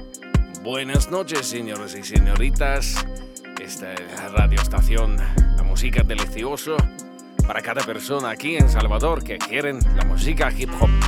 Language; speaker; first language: Spanish; non-native, learner; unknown